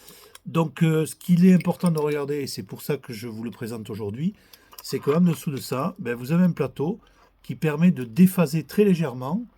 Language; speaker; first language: French; native; French